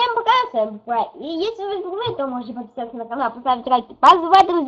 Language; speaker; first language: Russian; native; Russian